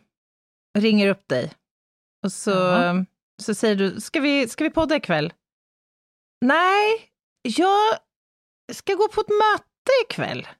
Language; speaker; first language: Swedish; native; Swedish